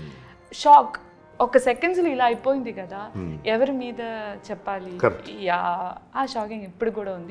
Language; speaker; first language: Telugu; non-native, learner; Malayalam